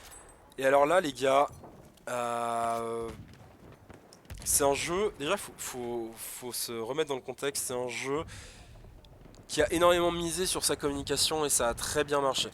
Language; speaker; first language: French; native; French